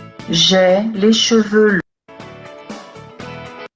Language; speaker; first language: French; non-native, learner; Bangla